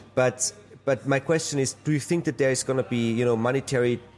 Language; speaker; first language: English; non-native, fluent; German